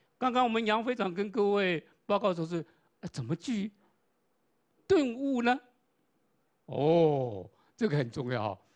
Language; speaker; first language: Chinese; non-native, local second language; Hakka Chinese